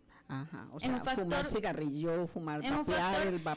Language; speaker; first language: Spanish; native; Spanish